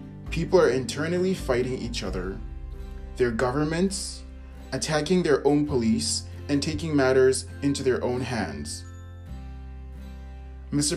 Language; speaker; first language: English; native; English